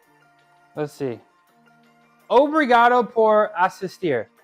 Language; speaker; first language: Portuguese; non-native, learner; English